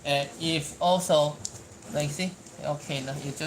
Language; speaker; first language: English; non-native, learner; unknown